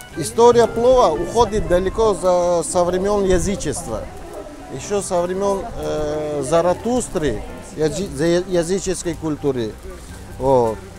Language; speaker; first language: Russian; non-native, local second language; Tajik